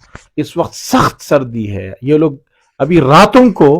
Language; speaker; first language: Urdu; non-native, local second language; Pashto